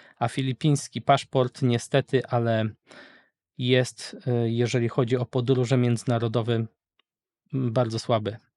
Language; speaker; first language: Polish; native; Polish